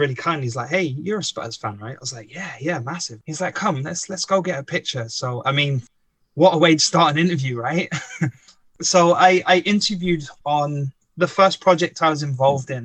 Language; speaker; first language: English; native; English